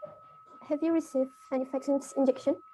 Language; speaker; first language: English; non-native, learner; Indonesian